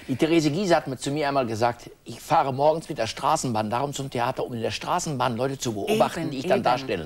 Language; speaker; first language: German; native; German